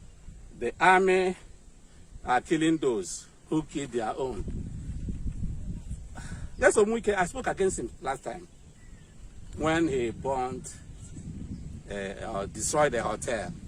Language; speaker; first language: English; non-native, local second language; Igbo